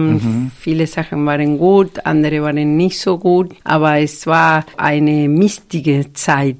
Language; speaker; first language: German; non-native, fluent; Spanish